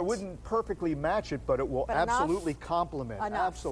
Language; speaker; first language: English; native; English